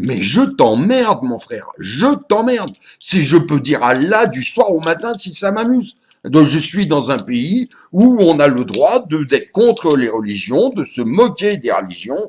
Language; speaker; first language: French; native; French